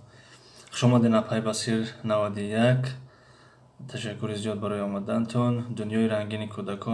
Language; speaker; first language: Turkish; non-native, fluent; Tajik